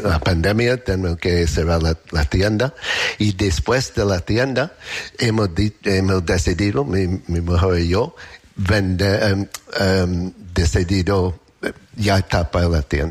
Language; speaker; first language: Spanish; non-native, learner; English